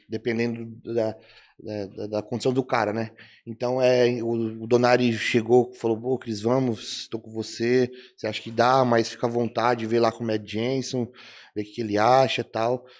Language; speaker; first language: Portuguese; native; Portuguese